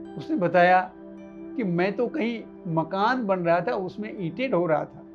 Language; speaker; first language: Hindi; native; Hindi